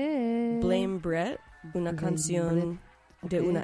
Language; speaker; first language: Spanish; non-native, fluent; English